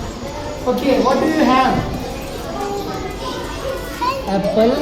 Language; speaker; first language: English; non-native, local second language; Hindi